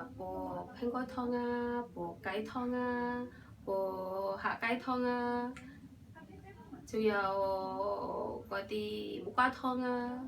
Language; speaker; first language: Cantonese; non-native, learner; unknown